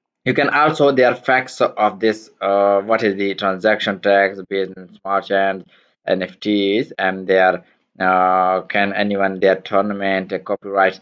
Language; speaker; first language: English; non-native, learner; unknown